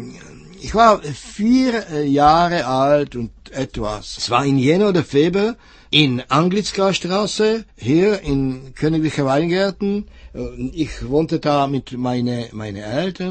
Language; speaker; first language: German; non-native, fluent; Czech